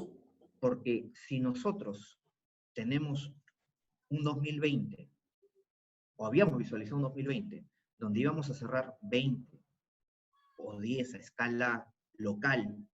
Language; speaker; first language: Spanish; native; Spanish